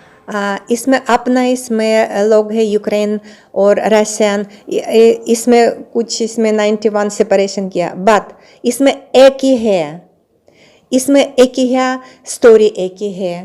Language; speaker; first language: Hindi; non-native, learner; Russian